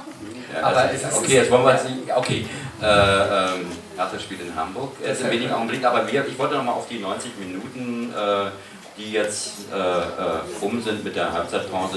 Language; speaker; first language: German; native; German